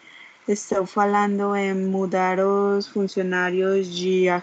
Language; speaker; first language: Portuguese; non-native, learner; Spanish